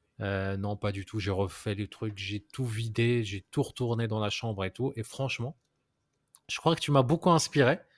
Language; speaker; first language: French; non-native, local second language; Arabic